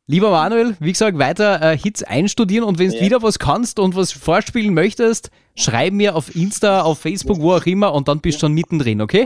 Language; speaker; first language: German; native; German